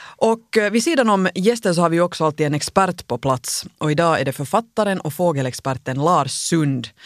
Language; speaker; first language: Swedish; native; Swedish